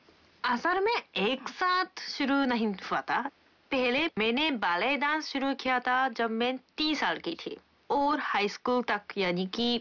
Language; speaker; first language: Hindi; non-native, fluent; Japanese